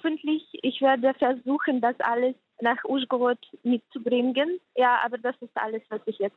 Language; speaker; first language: German; non-native, fluent; Ukrainian